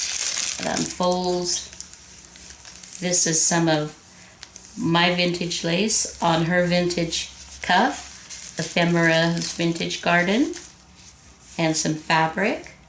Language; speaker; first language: English; native; English